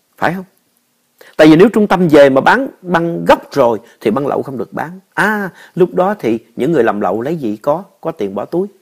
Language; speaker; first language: Vietnamese; native; Vietnamese